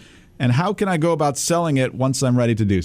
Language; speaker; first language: English; native; English